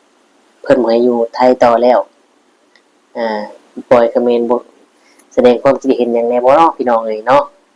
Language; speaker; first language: Thai; non-native, local second language; Northeastern Thai